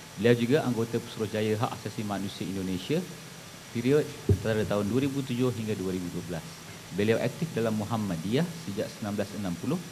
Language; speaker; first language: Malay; native; Malay